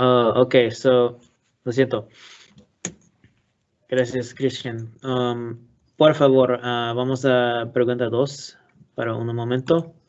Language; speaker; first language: Spanish; non-native, learner; English